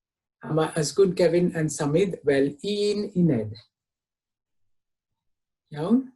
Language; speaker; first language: Welsh; non-native, fluent; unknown